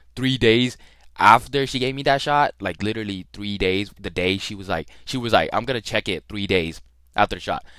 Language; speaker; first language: English; early bilingual, other home language; Thai